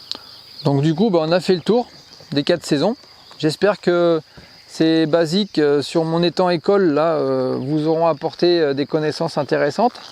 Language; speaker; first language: French; native; French